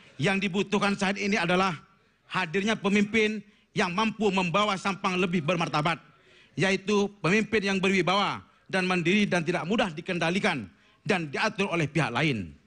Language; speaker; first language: Indonesian; non-native, local second language; Madurese